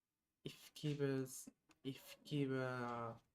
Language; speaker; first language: German; non-native, learner; English